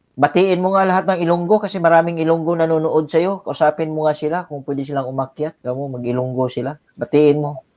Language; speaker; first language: Filipino; native; Filipino